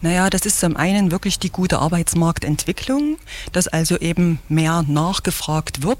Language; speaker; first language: German; native; German